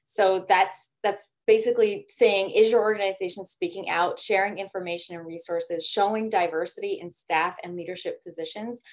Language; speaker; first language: English; native; English